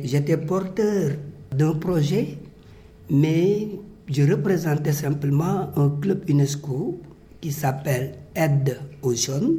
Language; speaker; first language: French; non-native, local second language; Wolof